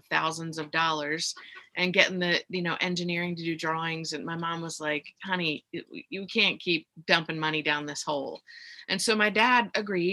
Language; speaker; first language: English; native; English